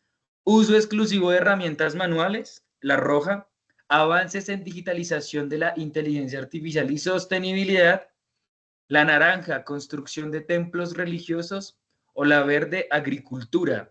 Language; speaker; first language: Spanish; native; Spanish